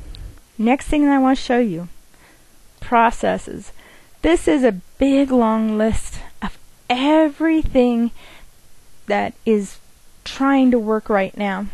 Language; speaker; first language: English; native; English